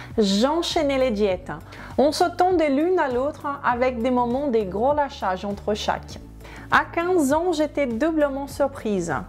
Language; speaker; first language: French; non-native, fluent; Portuguese